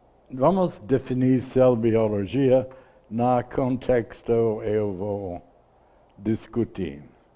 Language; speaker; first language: Portuguese; non-native, learner; English